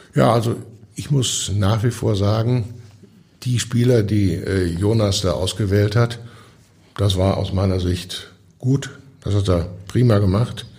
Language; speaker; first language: German; native; German